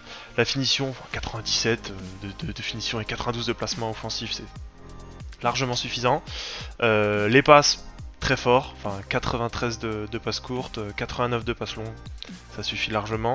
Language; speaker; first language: French; native; French